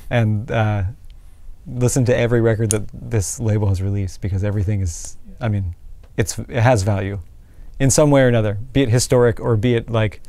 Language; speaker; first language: English; native; English